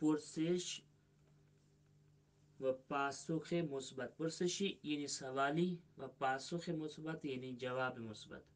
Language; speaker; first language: Persian; non-native, learner; Urdu